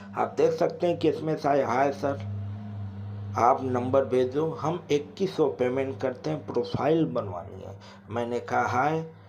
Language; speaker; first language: Hindi; native; Hindi